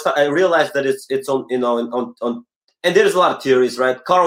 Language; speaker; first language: English; non-native, fluent; Bulgarian